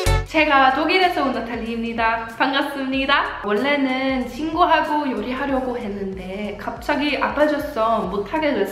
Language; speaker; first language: Korean; non-native, fluent; German